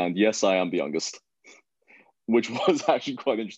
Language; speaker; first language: English; native; English